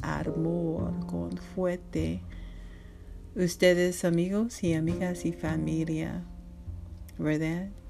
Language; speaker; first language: Spanish; non-native, learner; English